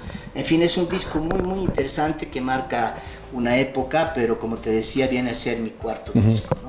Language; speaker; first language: Spanish; native; Spanish